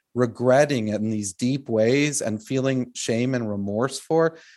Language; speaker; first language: English; native; English